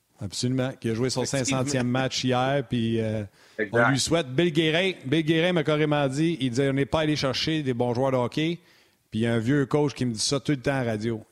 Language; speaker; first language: French; native; French